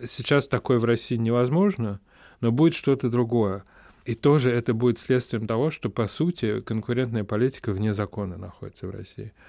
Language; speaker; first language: Russian; native; Russian